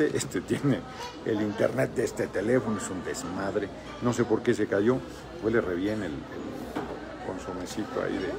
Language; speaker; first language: Spanish; native; Spanish